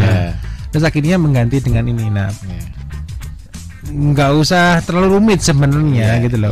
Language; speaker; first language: Indonesian; native; Indonesian